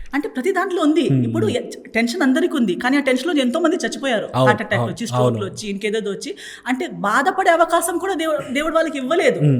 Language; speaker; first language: Telugu; non-native, fluent; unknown